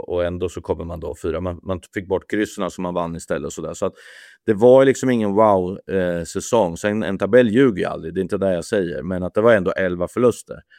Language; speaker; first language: Swedish; native; Swedish